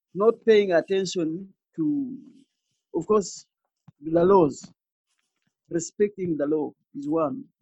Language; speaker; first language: English; non-native, local second language; Ganda